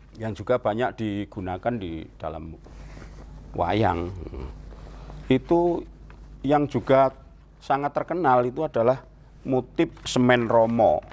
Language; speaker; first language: Indonesian; non-native, local second language; Javanese